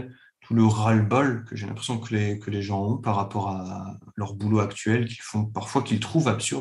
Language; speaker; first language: French; native; French